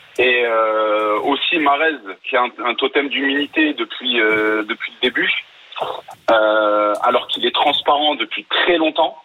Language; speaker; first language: French; early bilingual, other home language; Arabic